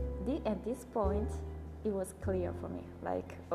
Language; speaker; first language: English; non-native, learner; Italian